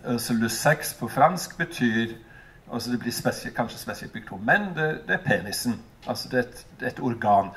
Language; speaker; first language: Norwegian; non-native, fluent; English